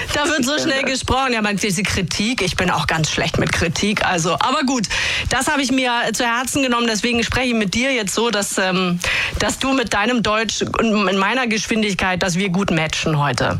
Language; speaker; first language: German; native; German